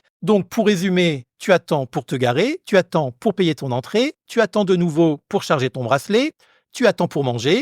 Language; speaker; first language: French; native; French